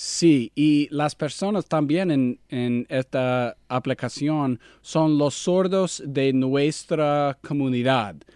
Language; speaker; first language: Spanish; non-native, learner; English